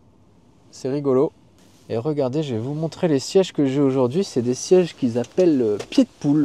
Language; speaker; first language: French; native; French